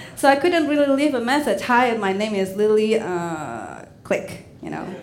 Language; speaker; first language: English; non-native, fluent; Indonesian